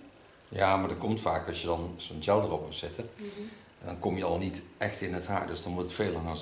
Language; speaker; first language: Dutch; native; Dutch